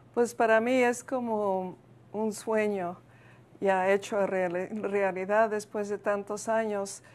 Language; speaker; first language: Spanish; early bilingual, heritage; Spanish